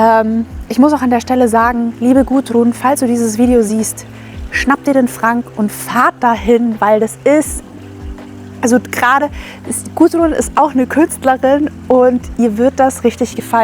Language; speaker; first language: German; native; German